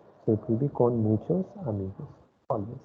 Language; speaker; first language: Spanish; non-native, fluent; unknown